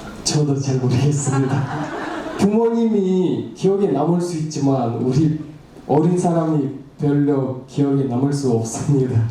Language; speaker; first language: Korean; non-native, learner; Kyrgyz